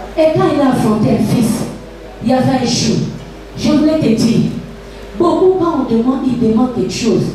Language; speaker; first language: French; non-native, local second language; Lingala